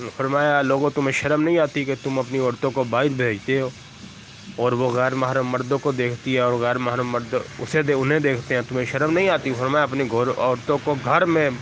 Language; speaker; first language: Urdu; non-native, local second language; Punjabi